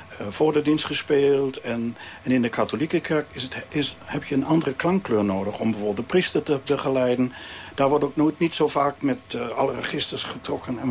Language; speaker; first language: Dutch; native; Dutch